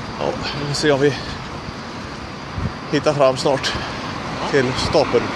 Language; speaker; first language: Swedish; native; Swedish